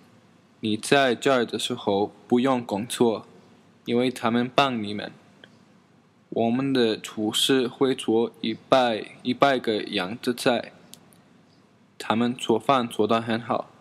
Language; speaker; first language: Chinese; non-native, learner; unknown